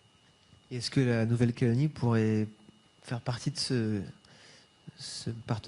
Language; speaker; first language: French; native; French